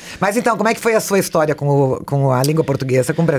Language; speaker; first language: Portuguese; native; Portuguese